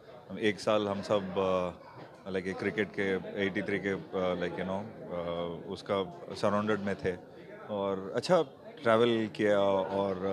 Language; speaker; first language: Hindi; non-native, local second language; Tamil